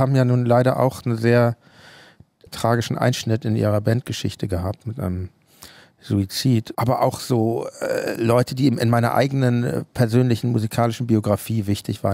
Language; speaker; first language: German; native; German